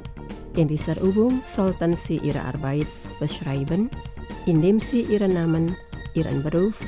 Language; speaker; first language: German; non-native, learner; Indonesian